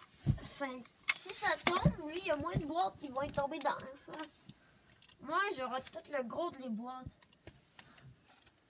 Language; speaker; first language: French; native; French